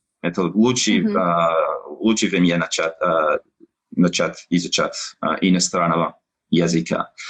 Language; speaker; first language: Russian; non-native, learner; English